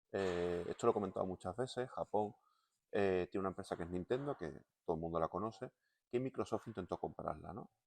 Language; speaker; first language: Spanish; native; Spanish